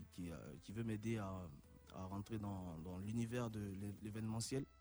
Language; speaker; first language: French; native; French